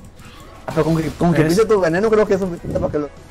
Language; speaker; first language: Spanish; native; Spanish